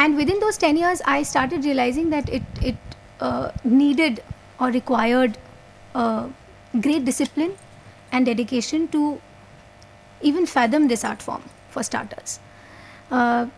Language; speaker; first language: English; non-native, local second language; Hindi